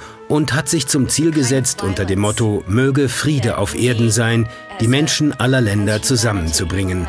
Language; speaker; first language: German; native; German